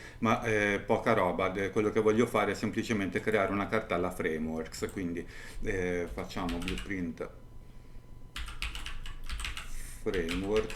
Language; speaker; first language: Italian; native; Italian